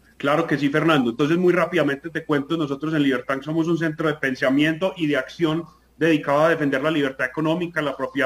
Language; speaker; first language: Spanish; native; Spanish